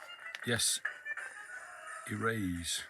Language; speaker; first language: English; native; English